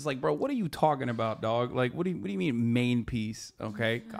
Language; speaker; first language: English; native; English